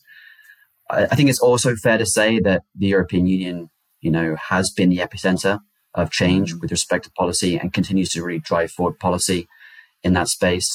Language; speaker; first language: English; native; English